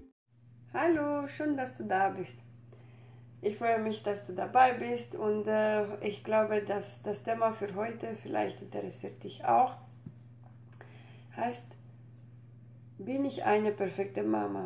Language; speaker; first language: German; non-native, fluent; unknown